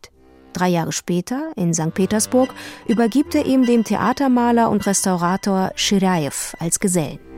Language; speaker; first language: German; native; German